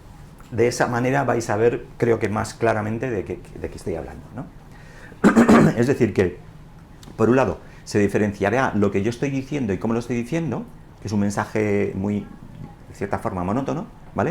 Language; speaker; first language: Spanish; native; Spanish